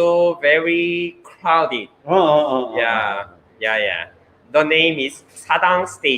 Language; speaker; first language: English; non-native, learner; Korean